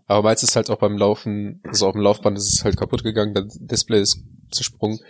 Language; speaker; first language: German; early bilingual, other home language; Russian